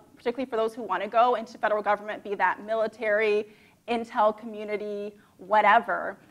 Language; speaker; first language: English; native; English